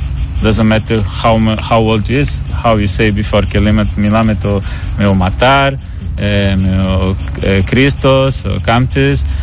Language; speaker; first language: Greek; non-native, learner; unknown